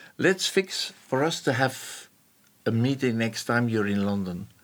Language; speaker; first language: English; non-native, fluent; Dutch